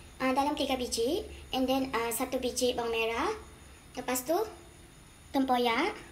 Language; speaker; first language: Malay; non-native, local second language; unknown